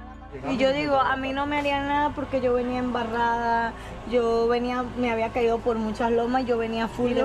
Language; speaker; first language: Spanish; native; Spanish